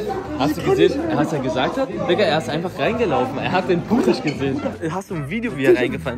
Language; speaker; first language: German; native; German